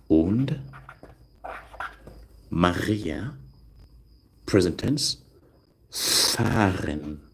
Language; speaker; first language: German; non-native, learner; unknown